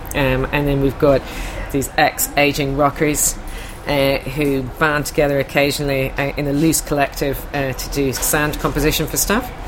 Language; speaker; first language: English; native; English